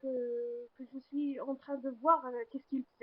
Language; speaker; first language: French; non-native, learner; Arabic